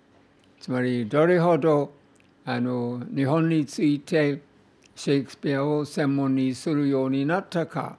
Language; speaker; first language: Japanese; non-native, fluent; English